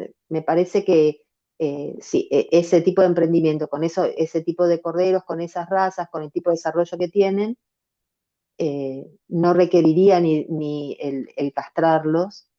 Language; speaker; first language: Spanish; native; Spanish